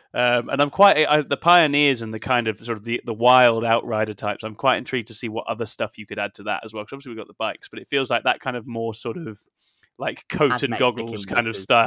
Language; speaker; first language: English; native; English